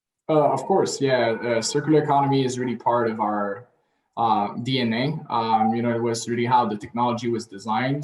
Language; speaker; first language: English; non-native, local second language; French